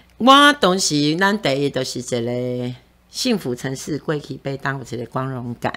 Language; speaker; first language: Chinese; native; Chinese